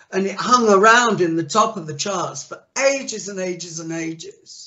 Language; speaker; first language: English; native; English